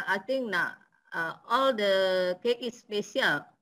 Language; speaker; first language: English; non-native, learner; Indonesian